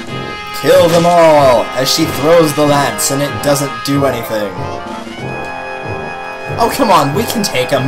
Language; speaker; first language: English; native; English